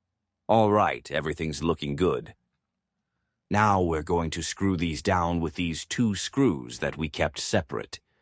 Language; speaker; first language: English; native; English